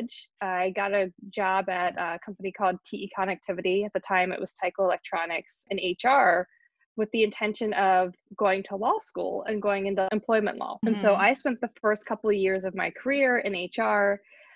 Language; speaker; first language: English; native; English